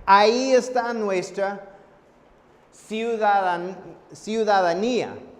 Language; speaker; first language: Spanish; non-native, fluent; English